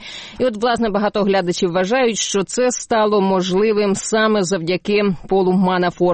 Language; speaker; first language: Ukrainian; native; Ukrainian